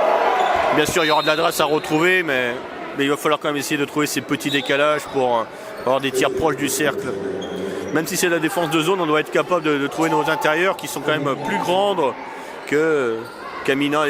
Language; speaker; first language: French; native; French